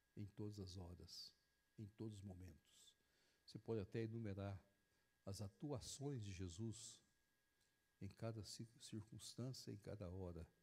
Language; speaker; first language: Portuguese; native; Portuguese